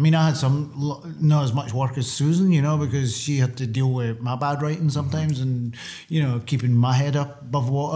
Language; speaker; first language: English; native; English